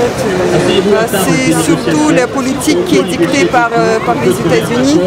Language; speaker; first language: French; non-native, fluent; Russian